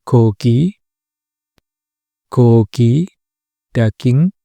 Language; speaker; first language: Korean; non-native, fluent; Indonesian